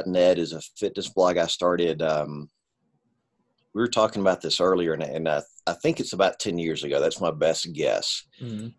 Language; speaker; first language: English; native; English